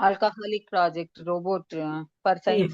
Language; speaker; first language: English; non-native, learner; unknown